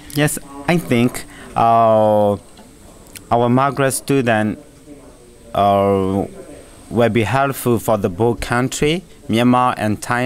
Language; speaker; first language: English; non-native, learner; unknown